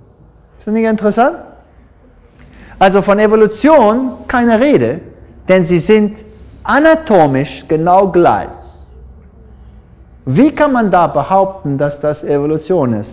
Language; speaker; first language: German; non-native, fluent; English